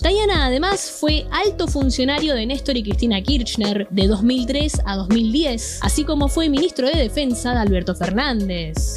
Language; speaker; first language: Spanish; native; Spanish